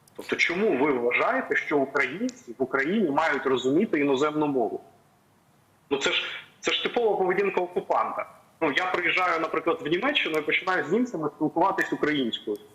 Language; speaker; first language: Ukrainian; native; Ukrainian